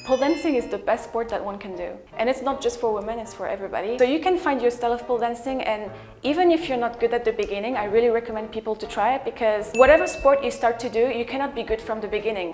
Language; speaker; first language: English; non-native, fluent; French